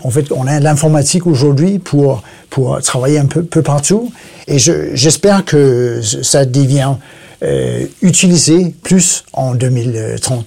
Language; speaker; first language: French; non-native, learner; Danish